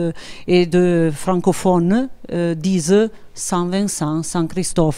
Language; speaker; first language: French; non-native, local second language; Italian